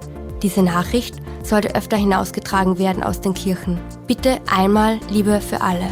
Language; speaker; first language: German; native; German